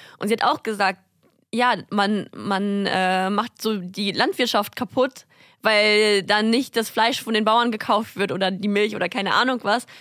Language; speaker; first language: German; early bilingual, other home language; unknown